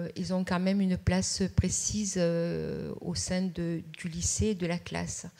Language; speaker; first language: French; native; French